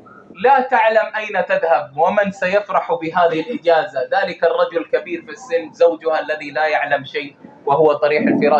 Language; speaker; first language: Arabic; native; Arabic